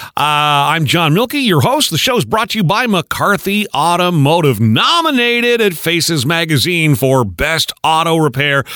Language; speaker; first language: English; native; English